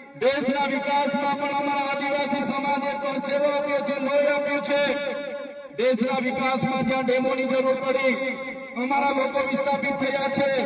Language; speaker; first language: Gujarati; non-native, local second language; Bhili